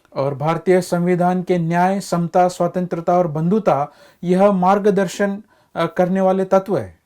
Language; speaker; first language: Hindi; non-native, local second language; Marathi